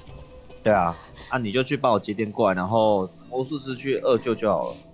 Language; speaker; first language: Chinese; native; Chinese